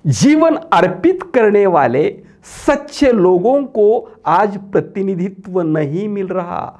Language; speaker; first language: Hindi; non-native, local second language; Marathi